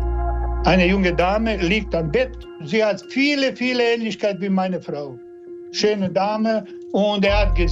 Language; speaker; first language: German; non-native, learner; Croatian